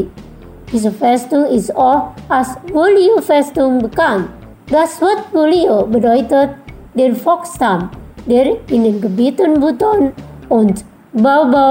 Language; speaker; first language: German; non-native, fluent; Indonesian